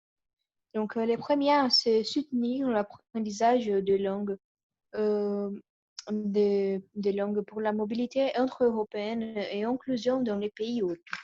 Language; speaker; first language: French; non-native, learner; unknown